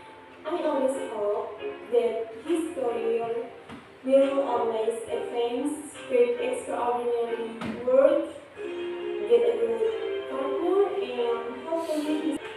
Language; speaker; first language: English; non-native, learner; Indonesian